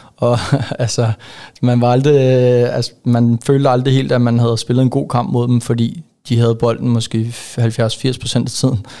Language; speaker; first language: Danish; native; Danish